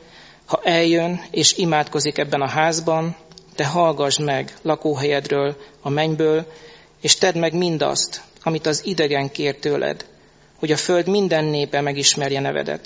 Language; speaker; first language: Hungarian; native; Hungarian